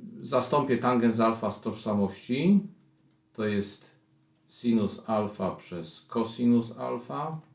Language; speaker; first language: Polish; native; Polish